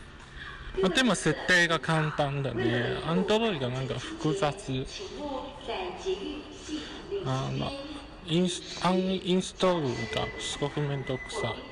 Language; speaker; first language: Japanese; non-native, fluent; Chinese